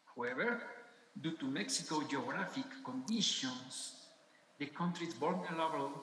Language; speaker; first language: English; non-native, fluent; Spanish